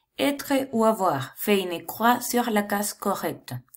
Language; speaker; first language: French; non-native, fluent; Spanish